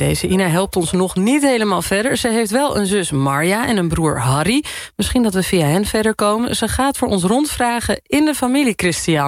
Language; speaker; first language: Dutch; native; Dutch